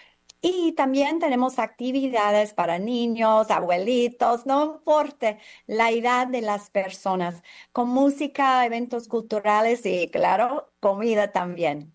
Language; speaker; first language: Spanish; non-native, fluent; English